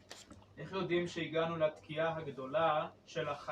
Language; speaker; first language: Hebrew; non-native, learner; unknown